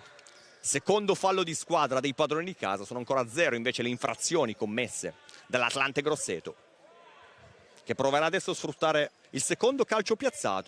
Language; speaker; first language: Italian; native; Italian